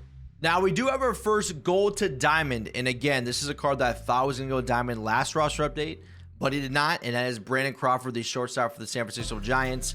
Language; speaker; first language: English; native; English